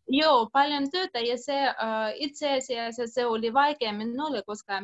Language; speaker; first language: Finnish; non-native, learner; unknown